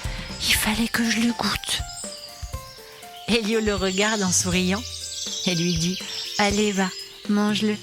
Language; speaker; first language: French; native; French